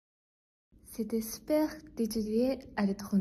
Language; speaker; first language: French; non-native, learner; Japanese